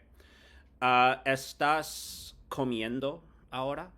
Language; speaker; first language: Spanish; non-native, fluent; English